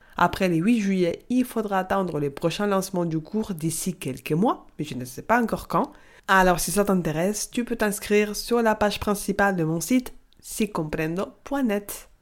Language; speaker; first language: French; non-native, fluent; Spanish